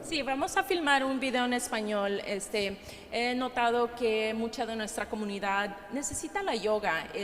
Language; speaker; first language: Spanish; early bilingual, heritage; Spanish